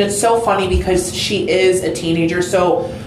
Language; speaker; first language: English; native; English